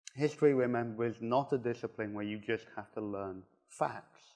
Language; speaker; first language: English; native; English